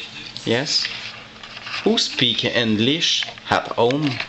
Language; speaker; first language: English; non-native, local second language; French